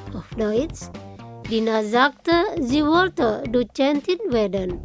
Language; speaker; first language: German; non-native, fluent; Indonesian